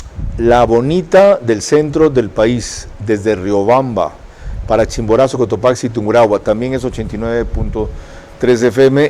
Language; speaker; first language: Spanish; native; Spanish